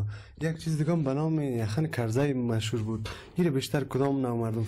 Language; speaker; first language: Persian; native; Persian